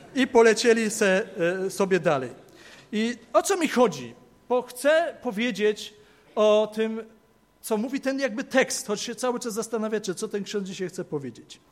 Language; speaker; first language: Polish; native; Polish